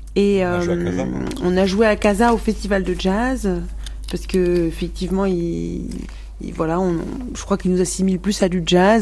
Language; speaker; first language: French; non-native, local second language; Arabic